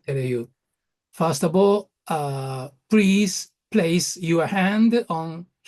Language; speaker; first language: English; non-native, learner; Japanese